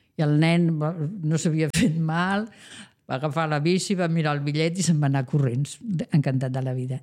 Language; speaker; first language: Catalan; non-native, local second language; Spanish